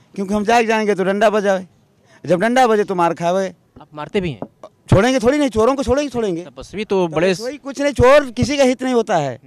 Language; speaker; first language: Hindi; native; Hindi